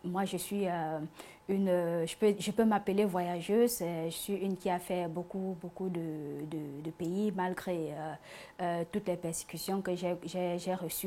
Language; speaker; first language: French; non-native, fluent; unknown